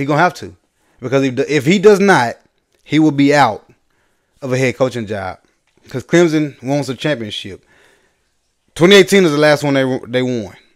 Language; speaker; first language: English; native; English